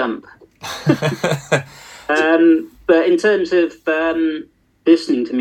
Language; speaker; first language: English; native; English